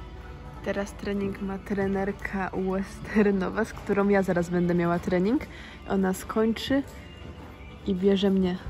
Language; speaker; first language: Polish; native; Polish